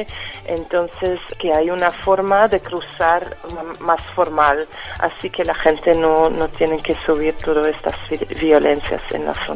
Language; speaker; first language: Spanish; non-native, fluent; French